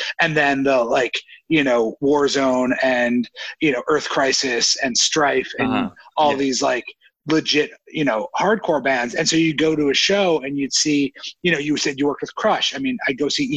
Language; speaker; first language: English; native; English